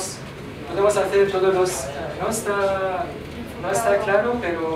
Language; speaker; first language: Spanish; non-native, learner; Arabic